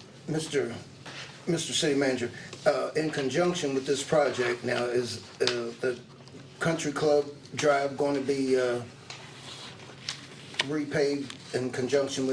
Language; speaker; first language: English; native; English